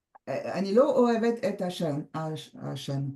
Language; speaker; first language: Hebrew; non-native, learner; French